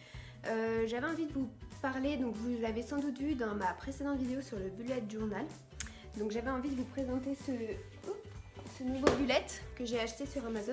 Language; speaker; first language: French; native; French